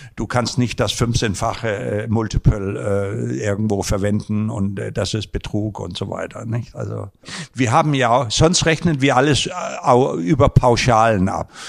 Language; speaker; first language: German; non-native, fluent; Danish